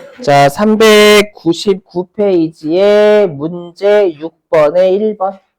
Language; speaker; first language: Korean; native; Korean